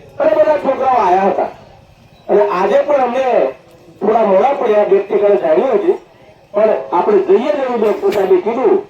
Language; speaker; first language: Gujarati; non-native, local second language; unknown